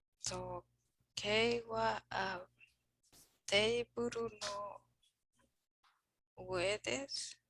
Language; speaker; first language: Japanese; non-native, learner; English